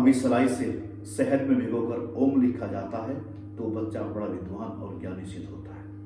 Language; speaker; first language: Hindi; native; Hindi